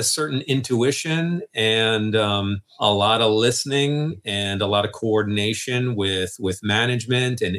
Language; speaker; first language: English; native; English